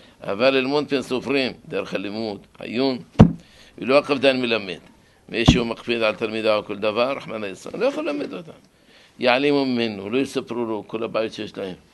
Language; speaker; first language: Hebrew; non-native, fluent; Arabic